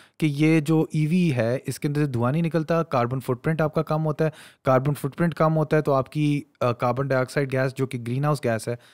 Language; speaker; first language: Urdu; native; Urdu